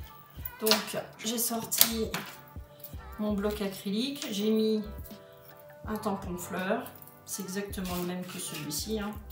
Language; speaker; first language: French; native; French